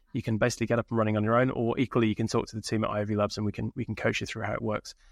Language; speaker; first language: English; native; English